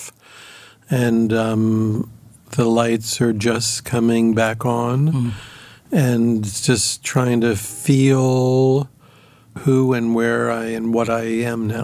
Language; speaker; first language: English; native; English